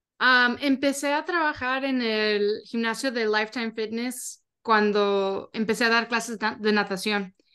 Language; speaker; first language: Spanish; early bilingual, heritage; Spanish